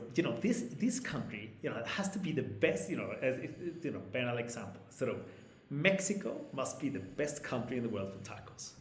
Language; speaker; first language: English; non-native, fluent; Swedish